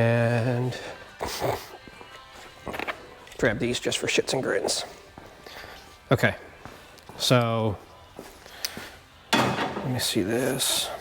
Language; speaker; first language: English; native; English